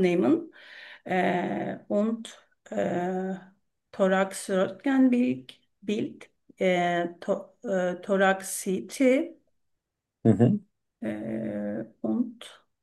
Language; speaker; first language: German; non-native, learner; Turkish